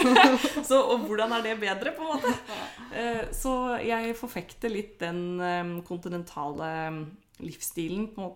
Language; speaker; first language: Norwegian; native; Norwegian